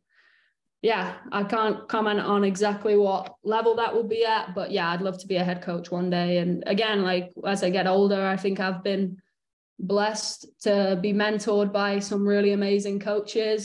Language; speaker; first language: English; native; English